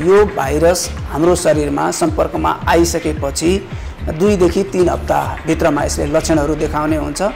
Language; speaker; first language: Nepali; native; Nepali